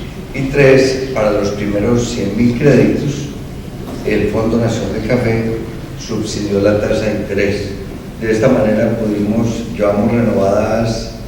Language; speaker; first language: Spanish; native; Spanish